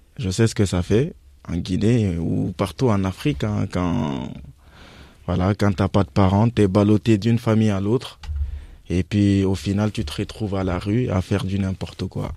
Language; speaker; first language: French; non-native, local second language; Fula